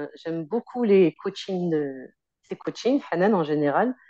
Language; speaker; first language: French; native; French